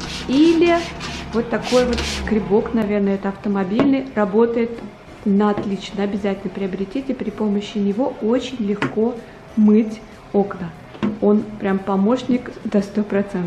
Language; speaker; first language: Russian; native; Russian